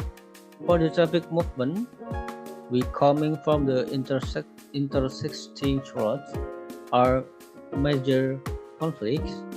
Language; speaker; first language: English; non-native, learner; Indonesian